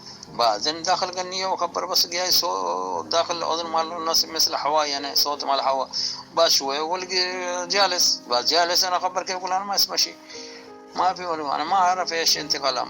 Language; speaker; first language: Arabic; non-native, learner; Urdu